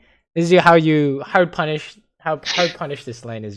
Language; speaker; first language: English; native; English